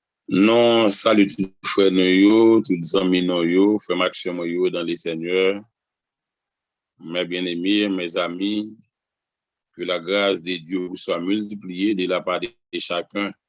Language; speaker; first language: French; non-native, local second language; Haitian Creole